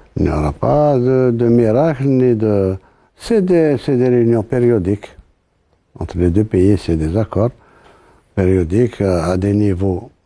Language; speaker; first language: French; non-native, local second language; Arabic